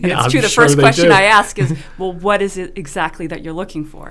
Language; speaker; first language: English; non-native, fluent; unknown